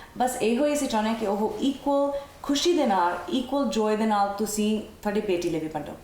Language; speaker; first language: Punjabi; early bilingual, heritage; Punjabi